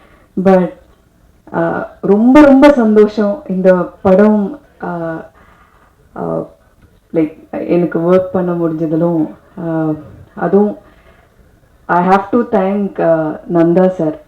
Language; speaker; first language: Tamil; non-native, fluent; Malayalam